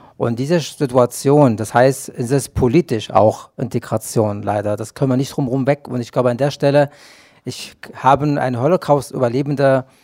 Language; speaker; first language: German; non-native, fluent; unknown